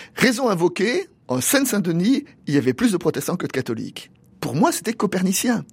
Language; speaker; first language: French; native; French